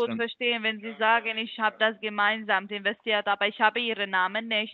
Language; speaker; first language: German; non-native, learner; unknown